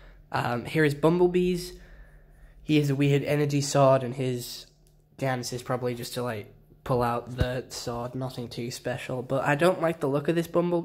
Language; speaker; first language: English; native; English